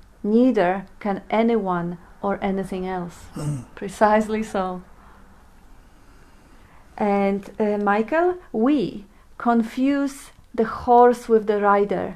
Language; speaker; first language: English; non-native, fluent; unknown